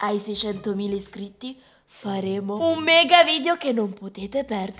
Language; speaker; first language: Italian; native; Italian